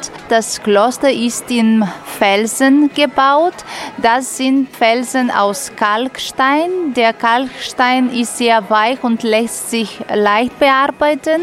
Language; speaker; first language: German; non-native, fluent; Bulgarian